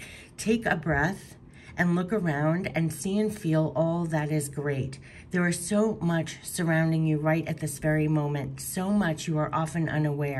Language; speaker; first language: English; native; English